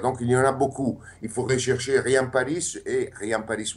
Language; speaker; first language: French; non-native, fluent; Italian